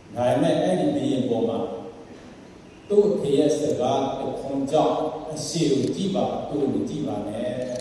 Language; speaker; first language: Burmese; non-native, local second language; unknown